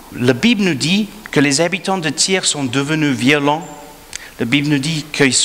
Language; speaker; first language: French; non-native, fluent; English